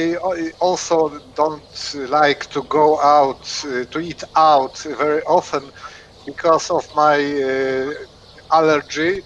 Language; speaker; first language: English; non-native, fluent; Polish